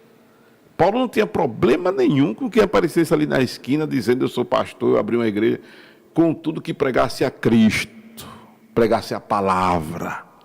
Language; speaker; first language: Portuguese; native; Portuguese